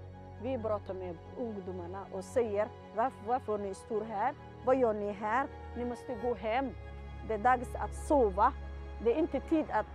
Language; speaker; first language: Swedish; non-native, learner; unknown